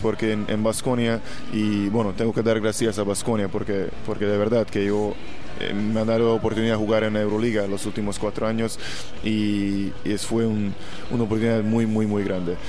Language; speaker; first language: Spanish; non-native, fluent; Hungarian